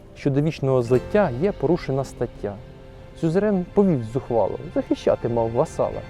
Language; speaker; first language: Ukrainian; native; Ukrainian